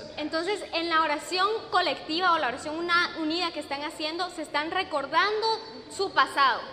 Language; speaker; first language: Spanish; non-native, fluent; English